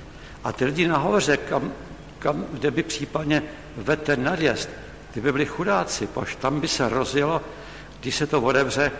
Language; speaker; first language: Czech; native; Czech